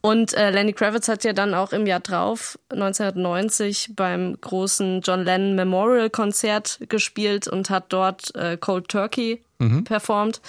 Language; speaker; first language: German; native; German